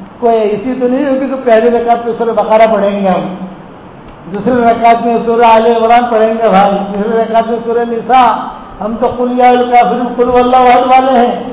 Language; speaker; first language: Urdu; non-native, local second language; Gujarati